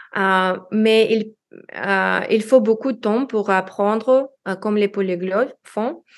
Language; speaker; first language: French; non-native, learner; Russian